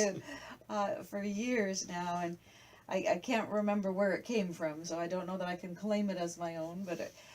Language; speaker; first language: English; native; English